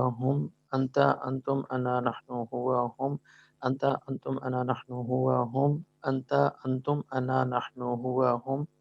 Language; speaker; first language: Arabic; non-native, learner; Urdu